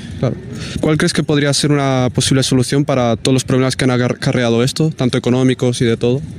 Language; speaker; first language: Spanish; native; Spanish